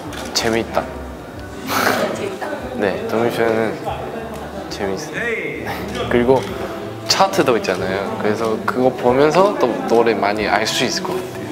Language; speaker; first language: Korean; non-native, learner; Chinese